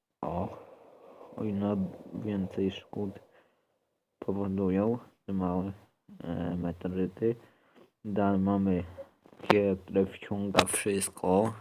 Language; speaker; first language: Polish; native; Polish